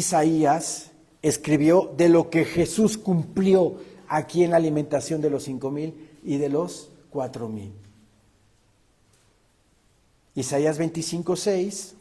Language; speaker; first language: Spanish; native; Spanish